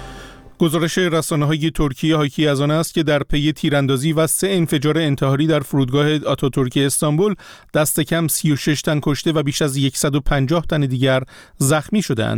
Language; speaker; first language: Persian; native; Persian